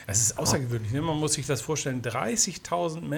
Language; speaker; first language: German; native; German